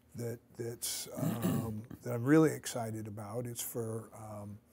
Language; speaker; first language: English; native; English